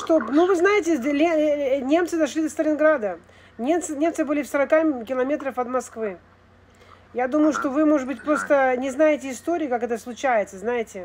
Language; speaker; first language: Russian; native; Russian